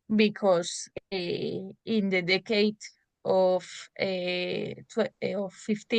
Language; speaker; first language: English; non-native, learner; Spanish